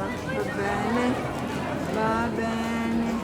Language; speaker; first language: Italian; non-native, learner; Filipino